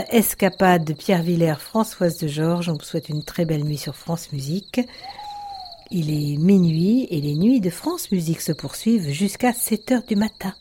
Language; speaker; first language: French; native; French